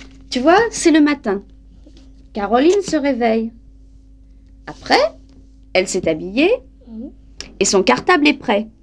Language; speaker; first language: French; native; French